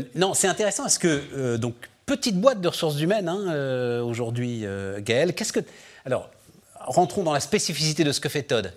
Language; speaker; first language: French; native; French